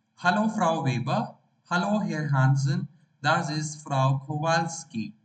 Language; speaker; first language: German; non-native, learner; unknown